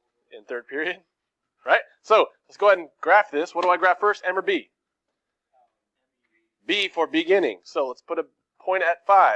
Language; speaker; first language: English; native; English